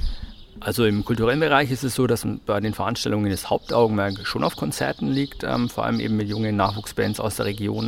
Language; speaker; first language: German; native; German